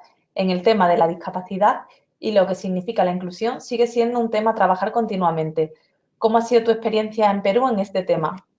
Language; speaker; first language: Spanish; native; Spanish